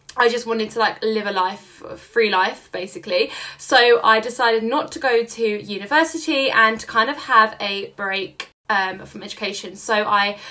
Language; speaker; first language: English; native; English